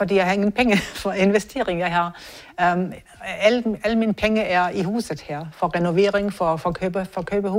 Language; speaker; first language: Danish; non-native, learner; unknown